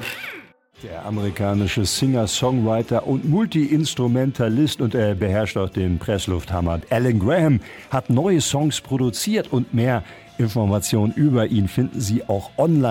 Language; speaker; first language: German; native; German